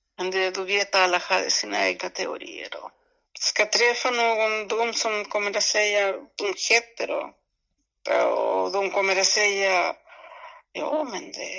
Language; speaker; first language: Swedish; non-native, fluent; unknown